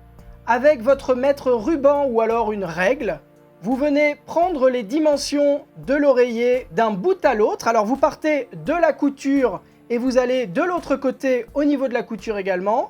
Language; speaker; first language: French; native; French